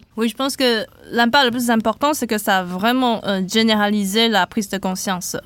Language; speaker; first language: French; non-native, fluent; Chinese